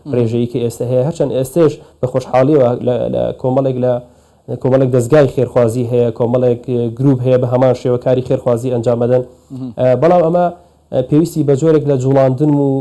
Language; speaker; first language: Central Kurdish; native; Central Kurdish